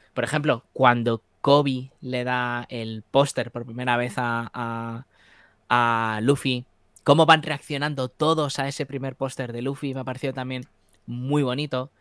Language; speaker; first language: Spanish; native; Spanish